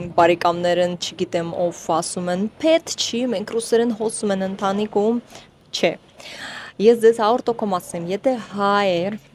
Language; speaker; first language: Armenian; non-native, learner; Russian